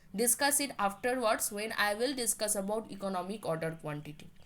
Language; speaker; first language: English; non-native, local second language; Bangla